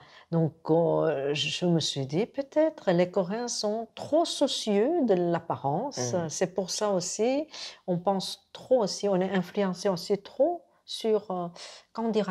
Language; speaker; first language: French; non-native, fluent; Korean